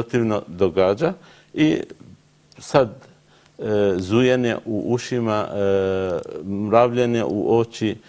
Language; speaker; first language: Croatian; non-native, learner; Arabic